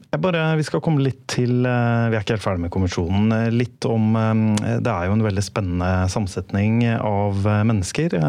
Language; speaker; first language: Norwegian; native; Norwegian